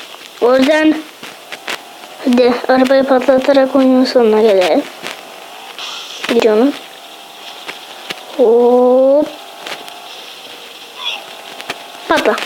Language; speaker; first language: Turkish; native; Turkish